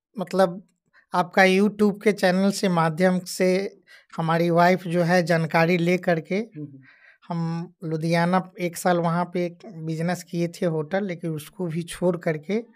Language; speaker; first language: Hindi; native; Hindi